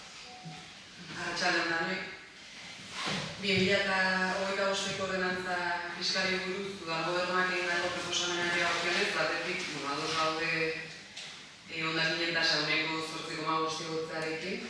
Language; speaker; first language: Basque; native; Basque